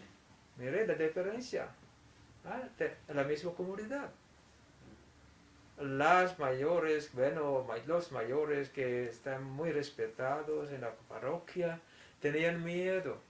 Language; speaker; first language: Spanish; non-native, fluent; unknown